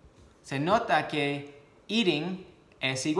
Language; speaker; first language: Spanish; non-native, fluent; English